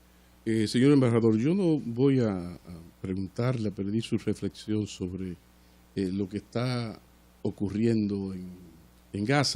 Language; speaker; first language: Spanish; native; Spanish